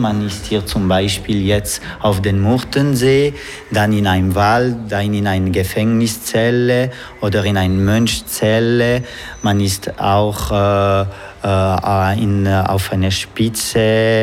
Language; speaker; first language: German; non-native, local second language; French